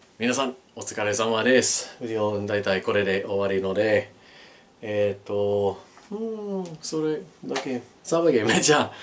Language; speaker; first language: Japanese; non-native, learner; English